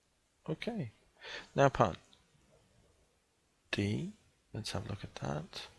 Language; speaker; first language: English; native; English